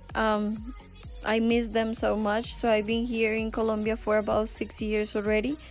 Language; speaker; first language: English; non-native, fluent; Spanish